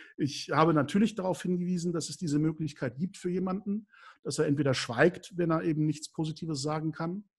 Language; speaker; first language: German; native; German